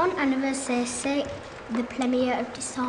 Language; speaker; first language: French; non-native, learner; English